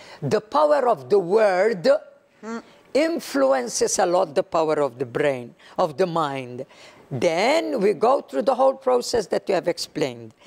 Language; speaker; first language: English; non-native, local second language; Maltese